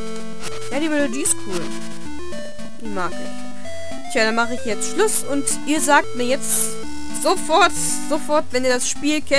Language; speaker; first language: German; native; German